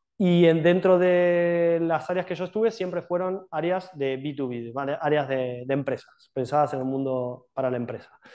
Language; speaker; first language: Spanish; native; Spanish